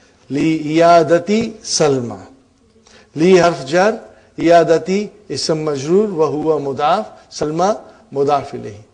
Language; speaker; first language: Arabic; non-native, fluent; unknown